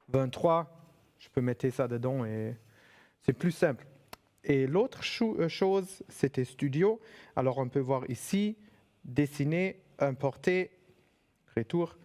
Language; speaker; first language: French; non-native, fluent; German